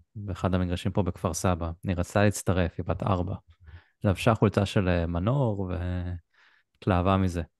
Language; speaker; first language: Hebrew; native; Hebrew